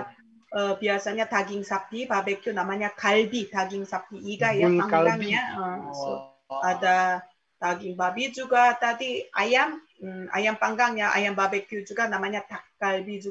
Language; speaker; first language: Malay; non-native, fluent; Korean